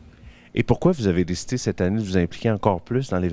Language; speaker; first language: French; native; French